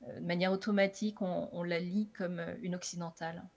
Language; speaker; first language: French; native; French